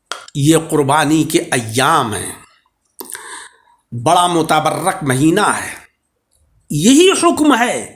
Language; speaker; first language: Urdu; native; Urdu